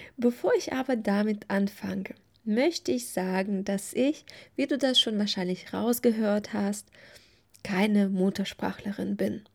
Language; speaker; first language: German; non-native, fluent; Russian